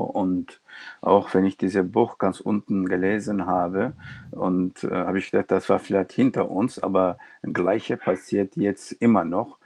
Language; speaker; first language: German; non-native, local second language; Turkish